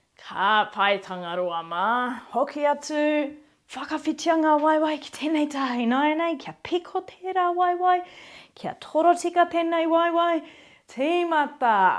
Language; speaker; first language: Māori; non-native, local second language; English